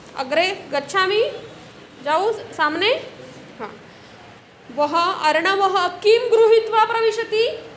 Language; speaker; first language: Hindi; non-native, local second language; Marathi